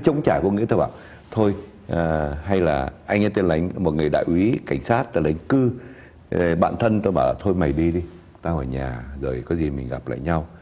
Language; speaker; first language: Vietnamese; native; Vietnamese